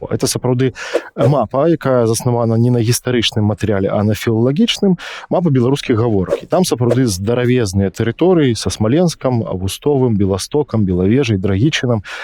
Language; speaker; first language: Belarusian; non-native, local second language; Russian